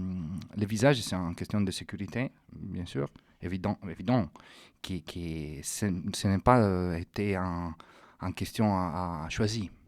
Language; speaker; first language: French; non-native, fluent; Italian